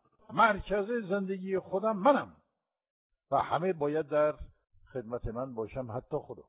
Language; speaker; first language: Persian; non-native, fluent; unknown